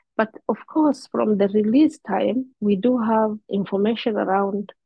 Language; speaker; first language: English; non-native, local second language; Somali